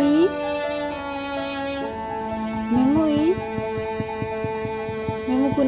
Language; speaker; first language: Japanese; non-native, fluent; Indonesian